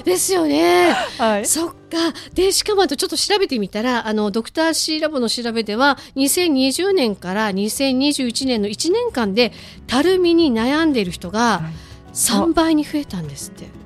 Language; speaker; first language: Japanese; native; Japanese